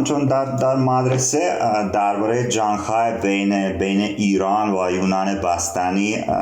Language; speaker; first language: Persian; non-native, learner; Serbian